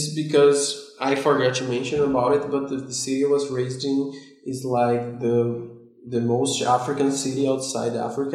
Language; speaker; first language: English; non-native, fluent; Portuguese